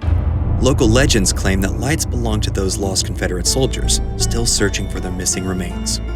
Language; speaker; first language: English; native; English